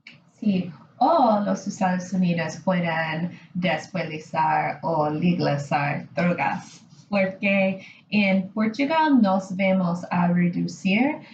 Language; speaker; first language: Spanish; non-native, learner; English